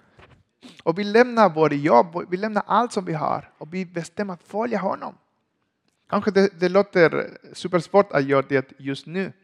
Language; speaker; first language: Swedish; non-native, learner; Spanish